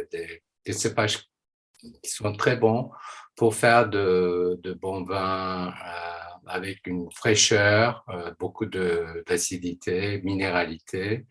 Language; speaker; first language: French; non-native, fluent; Turkish